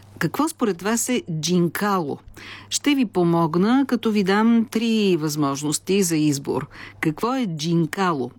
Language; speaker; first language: Bulgarian; native; Bulgarian